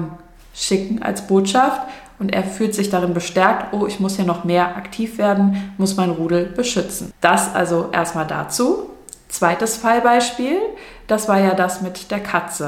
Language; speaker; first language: German; native; German